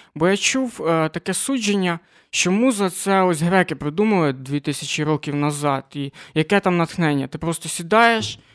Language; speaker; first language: Ukrainian; non-native, local second language; Russian